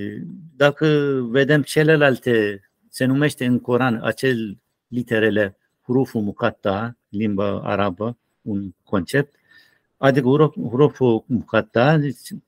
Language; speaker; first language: Romanian; non-native, learner; Turkish